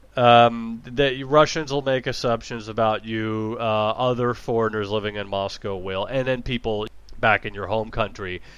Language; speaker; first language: English; native; English